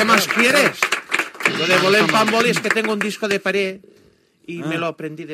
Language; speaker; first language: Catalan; non-native, learner; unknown